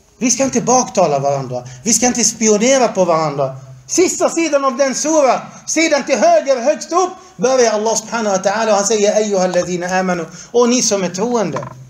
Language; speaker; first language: Swedish; non-native, fluent; Arabic